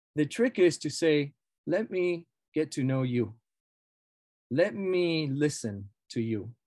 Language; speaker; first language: English; non-native, fluent; Spanish